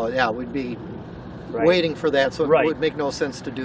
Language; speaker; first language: English; native; English